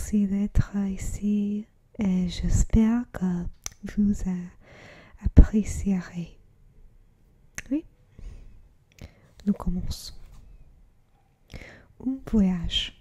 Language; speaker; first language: French; non-native, learner; English